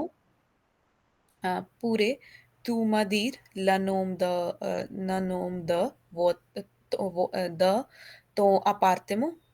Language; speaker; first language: French; non-native, learner; Hindi